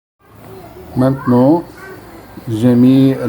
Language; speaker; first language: French; non-native, local second language; Arabic